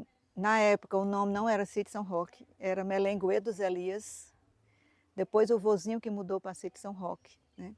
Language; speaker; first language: Portuguese; native; Portuguese